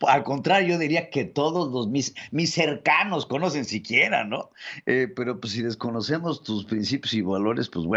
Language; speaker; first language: Spanish; native; Spanish